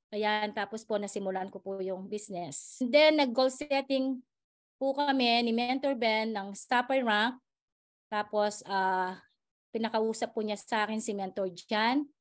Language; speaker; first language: Filipino; native; Filipino